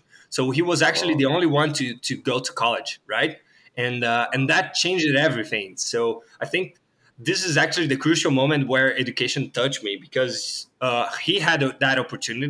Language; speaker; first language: English; non-native, fluent; Portuguese